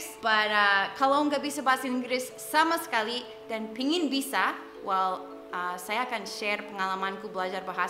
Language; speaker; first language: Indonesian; non-native, fluent; English